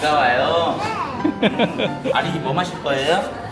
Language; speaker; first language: Korean; native; Korean